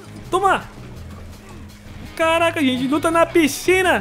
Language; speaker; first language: Portuguese; native; Portuguese